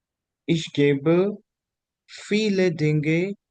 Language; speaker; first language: German; non-native, fluent; Hindi